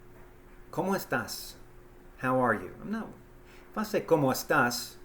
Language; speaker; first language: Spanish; non-native, fluent; English